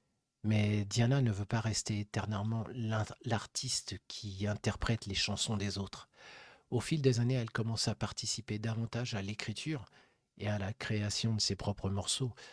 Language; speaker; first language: French; native; French